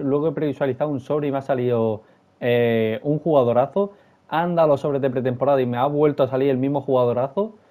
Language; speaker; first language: Spanish; native; Spanish